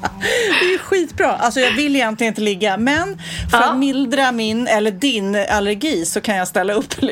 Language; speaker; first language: Swedish; native; Swedish